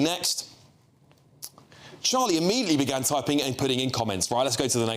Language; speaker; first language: English; native; English